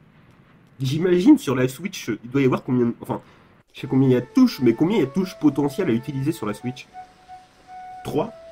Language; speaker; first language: French; native; French